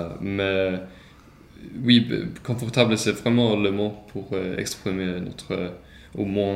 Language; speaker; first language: French; non-native, learner; Swedish